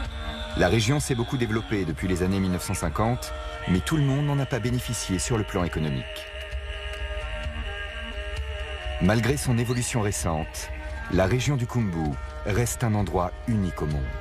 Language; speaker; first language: French; native; French